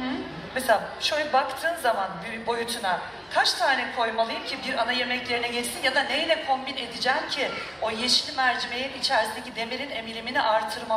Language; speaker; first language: Turkish; native; Turkish